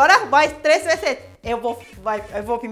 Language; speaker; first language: Portuguese; non-native, learner; Thai